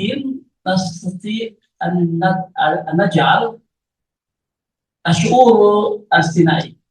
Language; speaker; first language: Arabic; non-native, learner; Malay